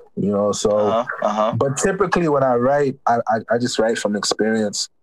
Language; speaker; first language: English; native; English